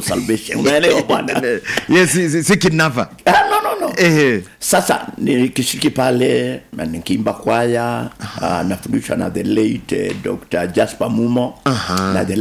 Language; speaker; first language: Swahili; native; Swahili